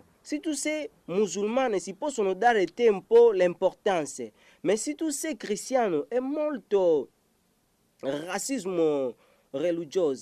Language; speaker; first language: Italian; non-native, learner; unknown